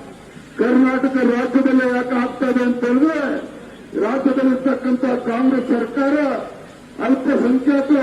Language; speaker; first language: Kannada; native; Kannada